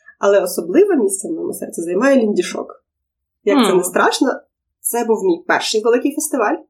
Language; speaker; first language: Ukrainian; non-native, local second language; Russian